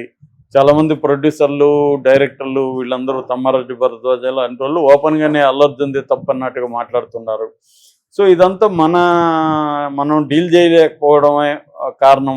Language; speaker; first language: Telugu; native; Telugu